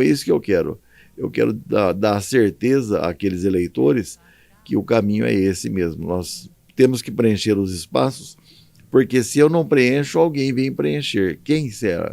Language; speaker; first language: Portuguese; native; Portuguese